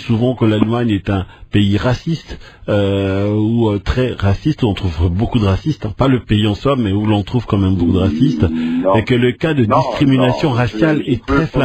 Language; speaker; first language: French; non-native, local second language; Lingala